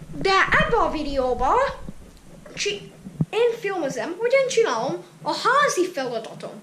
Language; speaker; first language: Hungarian; early bilingual, heritage; Hungarian